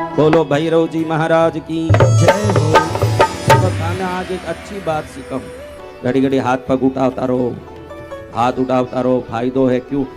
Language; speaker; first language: Hindi; non-native, local second language; Marwari